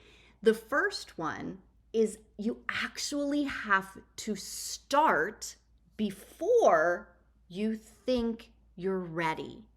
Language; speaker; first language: English; native; English